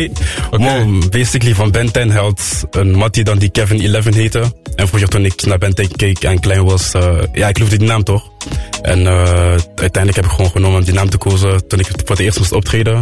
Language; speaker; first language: Dutch; non-native, local second language; French